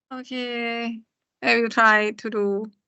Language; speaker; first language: English; non-native, learner; Thai